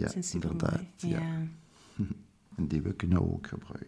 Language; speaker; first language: Dutch; non-native, local second language; French